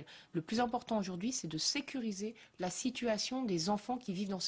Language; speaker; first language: French; native; French